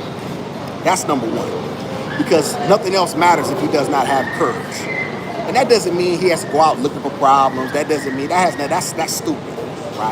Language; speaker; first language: English; native; English